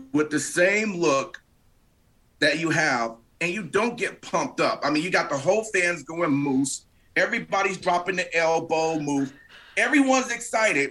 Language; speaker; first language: English; native; English